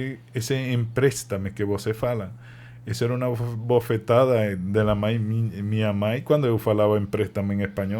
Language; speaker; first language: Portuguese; non-native, learner; Spanish